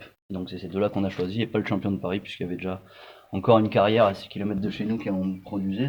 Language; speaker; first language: French; native; French